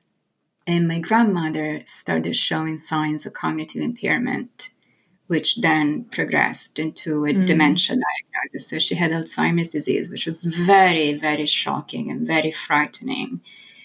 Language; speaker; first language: English; non-native, fluent; Italian